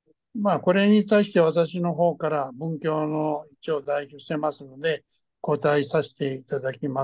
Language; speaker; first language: Japanese; early bilingual, heritage; Japanese